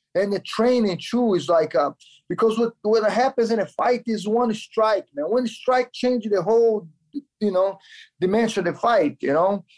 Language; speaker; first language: English; non-native, learner; Kyrgyz